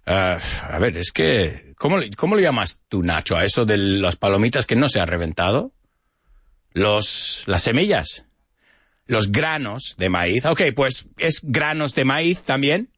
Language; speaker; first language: Spanish; non-native, fluent; English